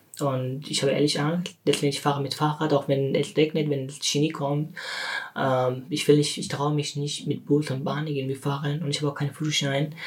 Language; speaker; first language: German; non-native, learner; Persian